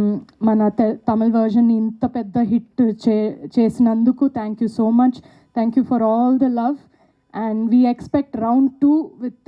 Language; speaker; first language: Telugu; non-native, local second language; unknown